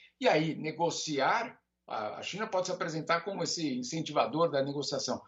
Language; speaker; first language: Portuguese; native; Portuguese